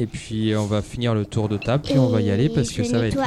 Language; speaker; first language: French; native; French